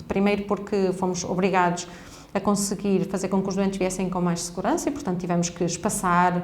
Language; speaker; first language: Portuguese; native; Portuguese